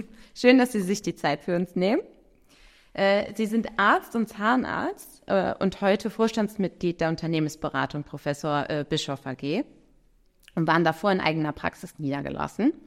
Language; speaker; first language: German; native; German